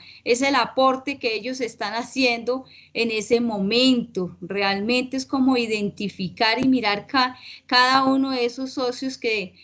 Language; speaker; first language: Spanish; native; Spanish